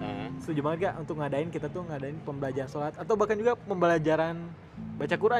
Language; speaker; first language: Indonesian; native; Indonesian